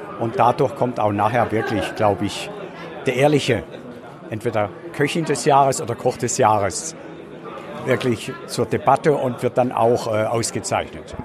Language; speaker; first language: German; native; German